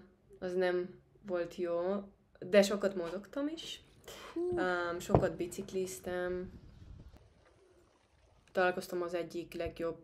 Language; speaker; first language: Hungarian; non-native, fluent; Spanish